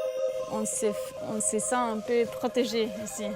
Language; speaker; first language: French; non-native, fluent; Spanish